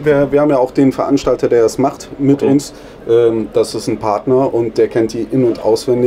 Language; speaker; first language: German; native; German